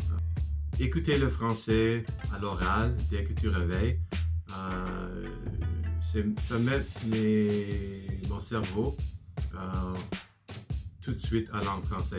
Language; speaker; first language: French; non-native, learner; English